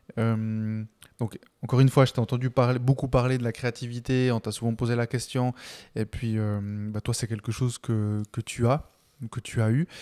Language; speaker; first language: French; early bilingual, other home language; Spanish